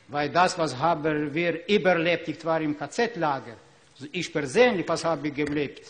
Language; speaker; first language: German; non-native, learner; Ukrainian